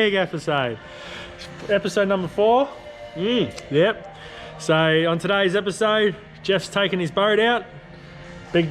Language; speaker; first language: English; native; English